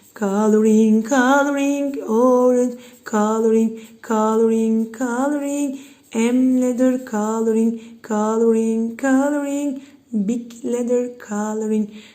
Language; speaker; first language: English; non-native, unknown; Turkish